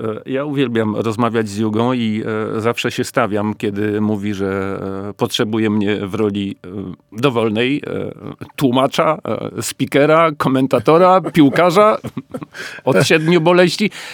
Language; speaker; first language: Polish; native; Polish